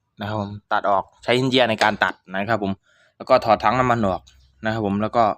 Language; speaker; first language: Thai; native; Thai